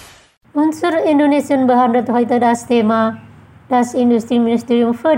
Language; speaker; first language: German; non-native, fluent; Indonesian